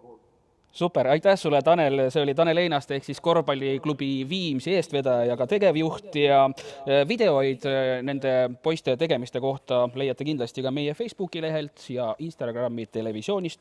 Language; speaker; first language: Estonian; native; Estonian